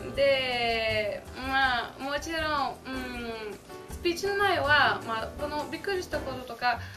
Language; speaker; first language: Japanese; non-native, fluent; Bulgarian